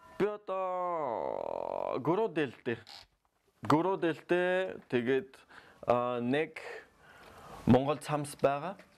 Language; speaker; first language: Mongolian; non-native, learner; French